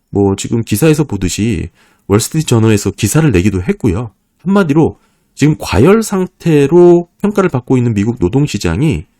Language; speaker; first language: Korean; native; Korean